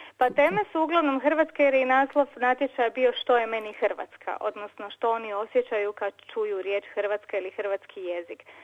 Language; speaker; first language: Croatian; native; Croatian